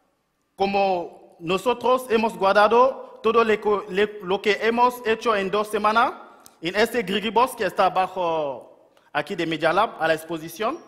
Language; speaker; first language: Spanish; non-native, local second language; French